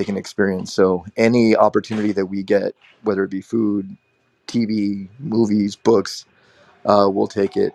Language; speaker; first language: English; native; English